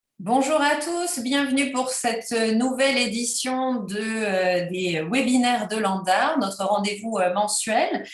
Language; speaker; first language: French; native; French